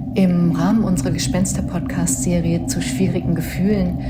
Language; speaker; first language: German; native; German